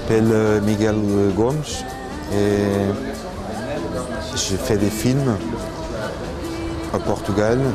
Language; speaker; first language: French; non-native, fluent; Portuguese